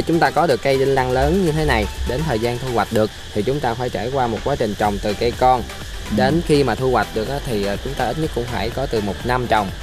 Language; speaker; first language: Vietnamese; native; Vietnamese